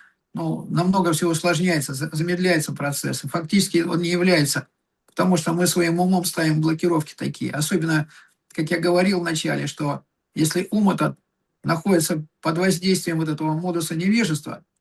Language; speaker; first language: Russian; native; Russian